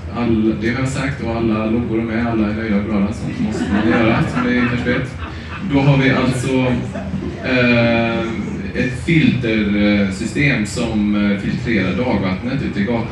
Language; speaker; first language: Swedish; native; Swedish